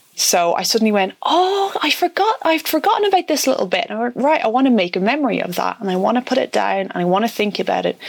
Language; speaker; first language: English; native; English